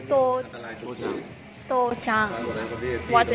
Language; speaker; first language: English; non-native, learner; Thai